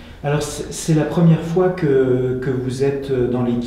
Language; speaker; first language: French; native; French